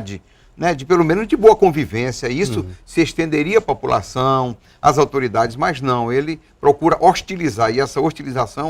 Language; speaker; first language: Portuguese; native; Portuguese